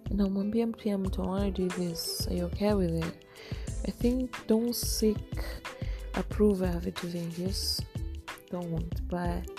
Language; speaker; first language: English; non-native, local second language; Swahili